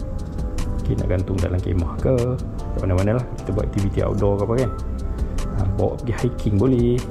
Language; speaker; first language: Malay; native; Malay